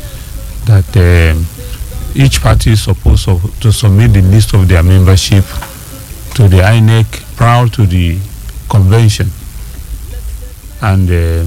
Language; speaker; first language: English; non-native, local second language; Yoruba